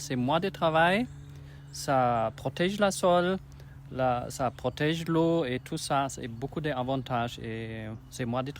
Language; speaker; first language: French; non-native, learner; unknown